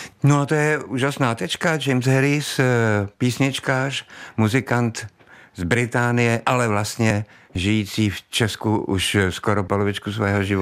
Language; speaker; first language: Czech; native; Czech